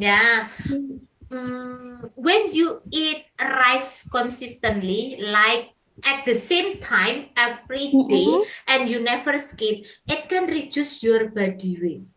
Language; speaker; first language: English; non-native, learner; Indonesian